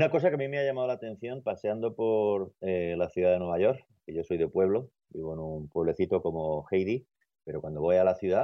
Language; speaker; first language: Spanish; native; Spanish